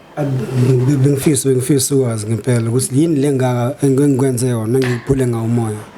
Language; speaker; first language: Zulu; native; Zulu